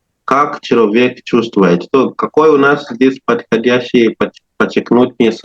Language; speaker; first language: Russian; non-native, learner; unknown